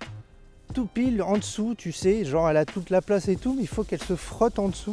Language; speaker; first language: French; native; French